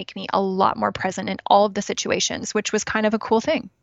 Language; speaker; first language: English; native; English